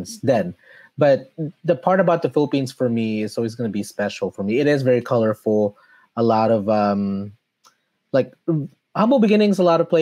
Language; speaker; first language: English; early bilingual, other home language; Filipino